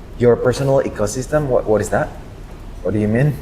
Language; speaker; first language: English; non-native, fluent; Indonesian